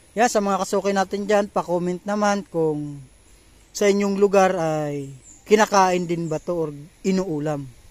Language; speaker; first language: Filipino; non-native, local second language; Bikol